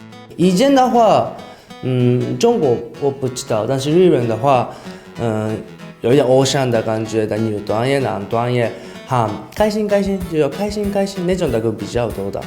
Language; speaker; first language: Chinese; non-native, learner; Japanese